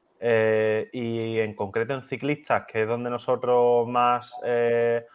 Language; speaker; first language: Spanish; native; Spanish